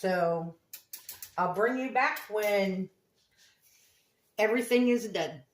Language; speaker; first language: English; native; English